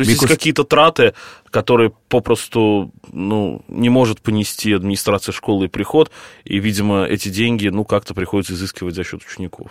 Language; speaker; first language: Russian; native; Russian